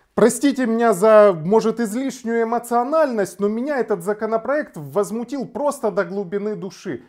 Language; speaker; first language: Russian; native; Russian